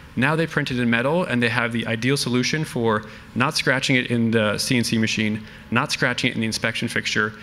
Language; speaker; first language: English; native; English